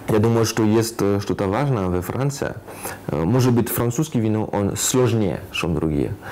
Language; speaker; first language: Russian; non-native, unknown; French